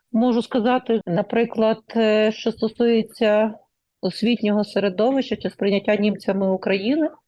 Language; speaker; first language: Ukrainian; native; Ukrainian